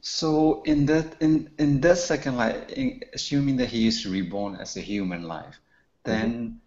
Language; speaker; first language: English; non-native, learner; Burmese